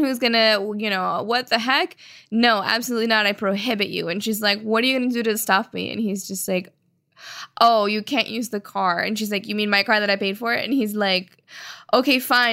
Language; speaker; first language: English; early bilingual, other home language; Spanish